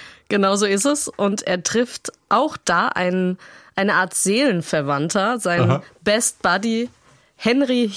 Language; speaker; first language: German; native; German